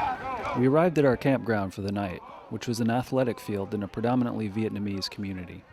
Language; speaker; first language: English; native; English